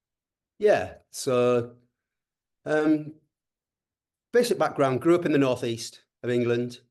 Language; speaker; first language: English; native; English